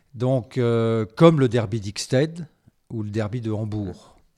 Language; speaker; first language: French; native; French